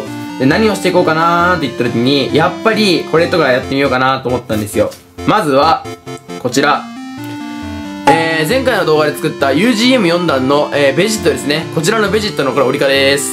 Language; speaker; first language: Japanese; native; Japanese